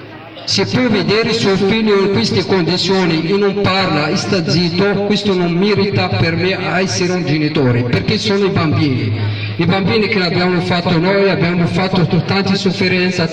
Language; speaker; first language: Italian; non-native, fluent; Arabic